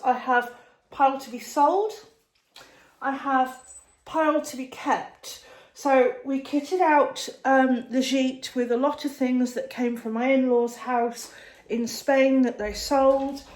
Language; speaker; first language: English; native; English